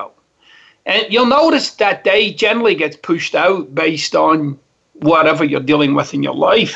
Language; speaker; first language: English; native; English